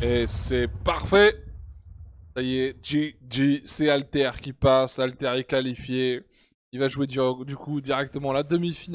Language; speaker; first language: French; native; French